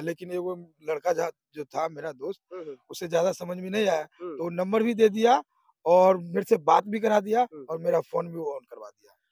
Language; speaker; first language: Hindi; native; Hindi